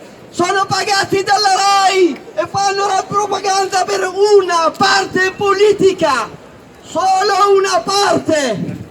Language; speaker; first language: Italian; non-native, local second language; Arabic